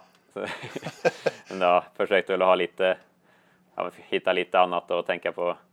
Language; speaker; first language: Swedish; non-native, fluent; Norwegian